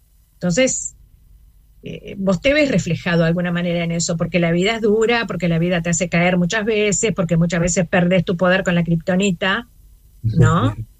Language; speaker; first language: Spanish; native; Spanish